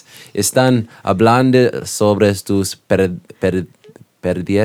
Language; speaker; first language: Spanish; non-native, learner; English